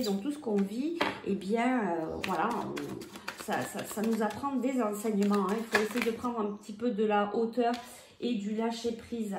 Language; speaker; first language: French; native; French